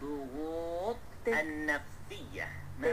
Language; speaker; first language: Arabic; non-native, fluent; Malay